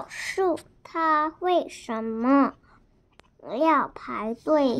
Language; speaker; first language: Chinese; non-native, learner; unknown